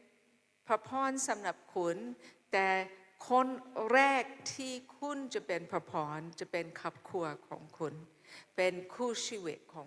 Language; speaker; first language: Thai; non-native, fluent; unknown